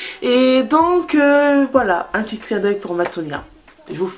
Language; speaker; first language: French; native; French